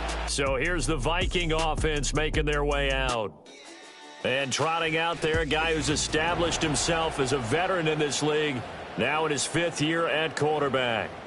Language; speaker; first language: English; native; English